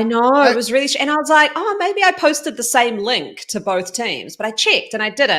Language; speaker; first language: English; native; English